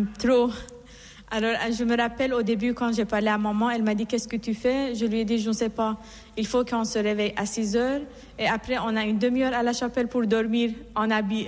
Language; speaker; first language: French; non-native, fluent; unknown